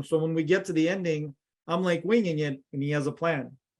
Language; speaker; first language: English; non-native, fluent; Russian